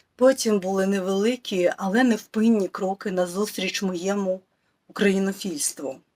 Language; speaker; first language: Ukrainian; non-native, local second language; Russian